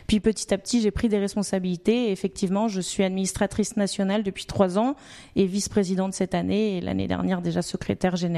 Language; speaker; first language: French; native; French